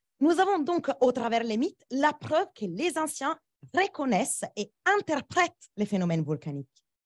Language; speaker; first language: French; non-native, fluent; Italian